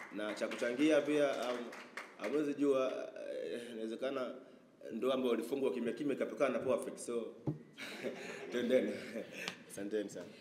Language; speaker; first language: Swahili; native; Swahili